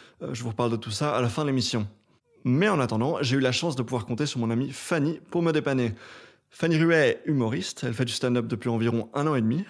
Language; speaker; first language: French; native; French